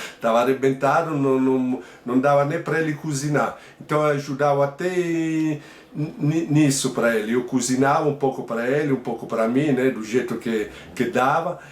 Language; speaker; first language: Portuguese; non-native, fluent; Italian